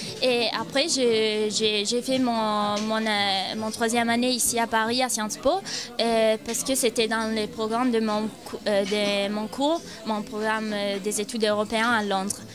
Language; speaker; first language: French; non-native, fluent; Italian